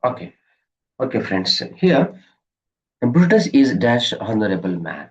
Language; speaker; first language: English; non-native, local second language; Kannada